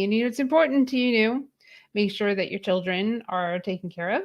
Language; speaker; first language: English; native; English